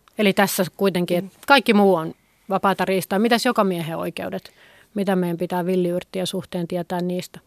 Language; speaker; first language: Finnish; native; Finnish